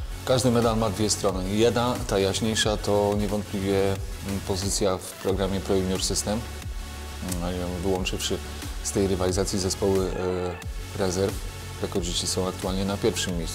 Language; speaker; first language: Polish; native; Polish